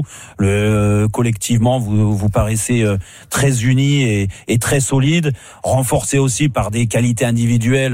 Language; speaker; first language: French; native; French